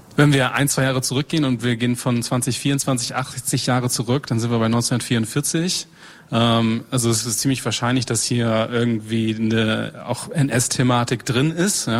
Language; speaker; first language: German; native; German